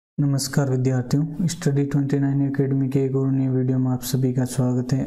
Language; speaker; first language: Hindi; native; Hindi